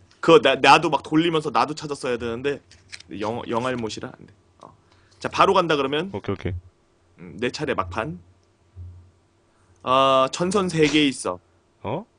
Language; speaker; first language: Korean; native; Korean